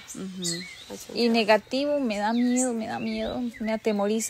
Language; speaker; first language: Spanish; native; Spanish